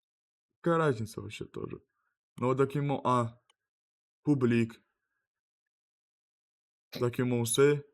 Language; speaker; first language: Russian; native; Russian